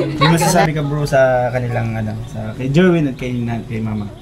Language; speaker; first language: Filipino; native; Filipino